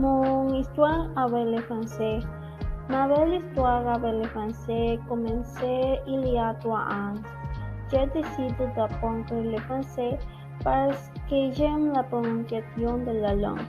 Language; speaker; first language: French; non-native, learner; Spanish